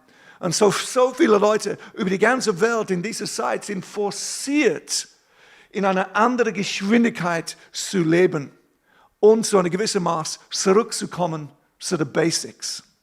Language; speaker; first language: German; non-native, fluent; English